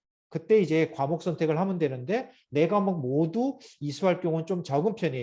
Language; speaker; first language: Korean; native; Korean